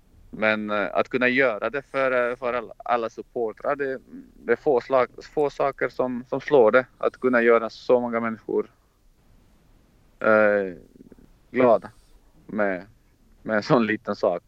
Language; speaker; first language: Swedish; non-native, fluent; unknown